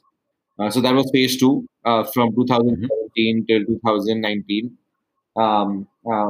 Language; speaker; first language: English; non-native, local second language; Hindi